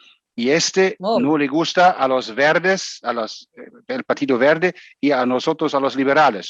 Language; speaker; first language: Spanish; non-native, fluent; German